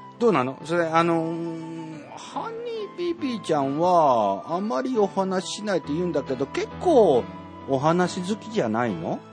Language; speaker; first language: Japanese; native; Japanese